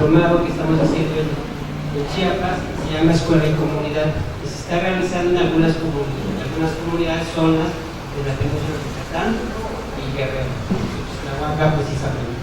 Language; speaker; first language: Spanish; non-native, local second language; Tzotzil